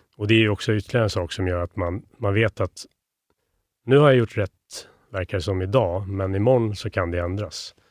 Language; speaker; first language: Swedish; native; Swedish